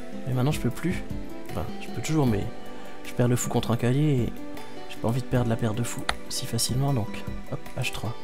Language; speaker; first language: French; native; French